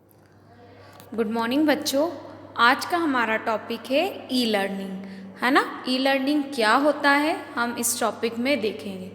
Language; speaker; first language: Hindi; native; Hindi